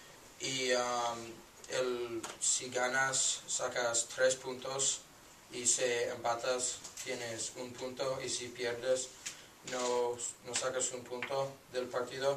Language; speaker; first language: Spanish; non-native, learner; English